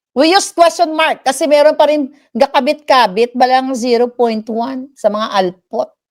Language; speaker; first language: Filipino; non-native, local second language; Hiligaynon